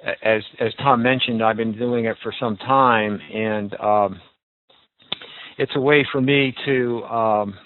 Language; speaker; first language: English; native; English